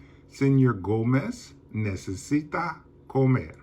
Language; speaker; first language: Spanish; non-native, learner; English